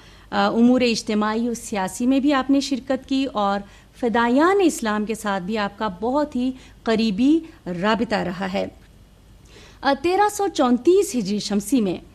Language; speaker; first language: Urdu; native; Urdu